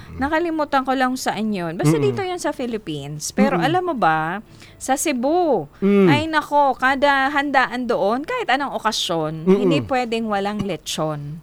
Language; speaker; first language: Filipino; non-native, local second language; Bikol